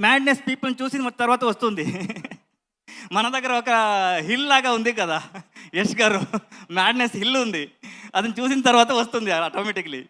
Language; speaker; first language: Telugu; non-native, learner; Kannada